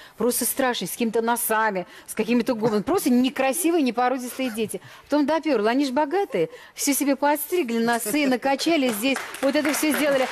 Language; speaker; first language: Russian; native; Russian